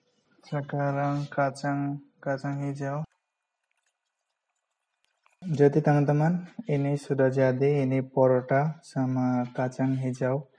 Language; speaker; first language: Indonesian; non-native, fluent; Bangla